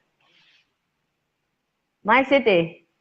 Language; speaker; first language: English; non-native, learner; Thai